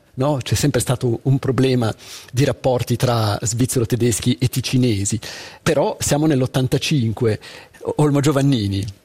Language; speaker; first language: Italian; native; Italian